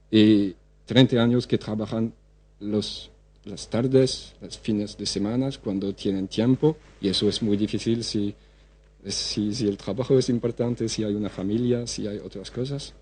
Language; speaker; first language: Spanish; non-native, fluent; French